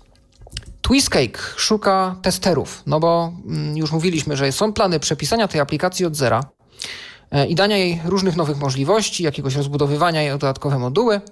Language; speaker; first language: Polish; native; Polish